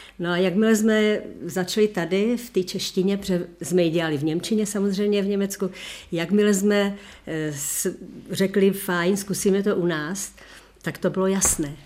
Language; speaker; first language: Czech; native; Czech